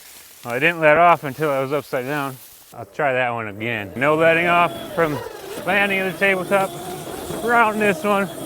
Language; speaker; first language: English; native; English